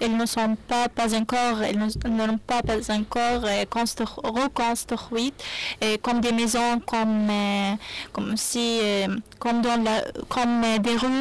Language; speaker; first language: French; non-native, learner; Arabic